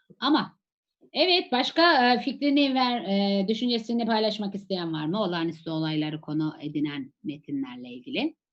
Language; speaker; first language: Turkish; native; Turkish